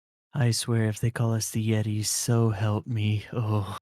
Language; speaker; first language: English; native; English